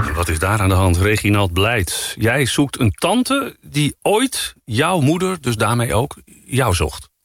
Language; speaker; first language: Dutch; native; Dutch